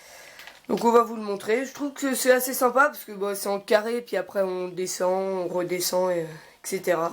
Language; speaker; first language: French; native; French